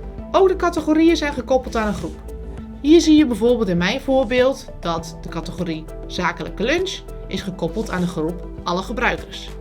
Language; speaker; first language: Dutch; native; Dutch